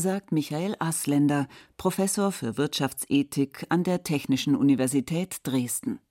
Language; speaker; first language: German; native; German